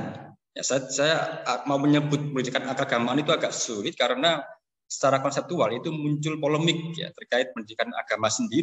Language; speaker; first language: Indonesian; native; Indonesian